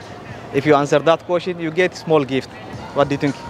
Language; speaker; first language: English; non-native, learner; Tigrinya